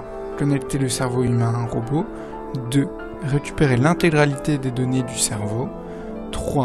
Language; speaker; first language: French; native; French